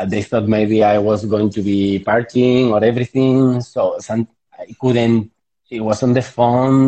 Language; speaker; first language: English; non-native, fluent; Spanish